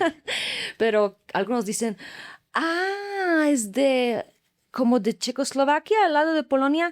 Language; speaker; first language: Spanish; non-native, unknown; Slovak